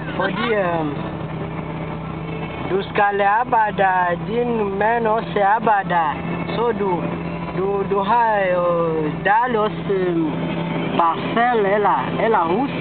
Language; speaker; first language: Danish; non-native, learner; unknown